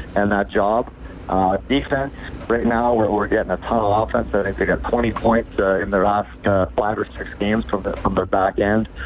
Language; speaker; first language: English; native; English